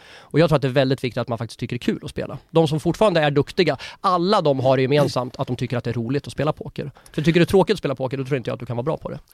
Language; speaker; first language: Swedish; native; Swedish